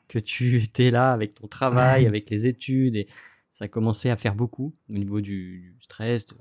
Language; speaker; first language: French; native; French